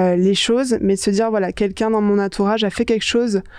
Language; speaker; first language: French; native; French